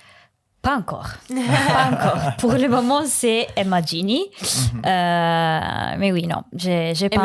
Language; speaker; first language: French; non-native, learner; Italian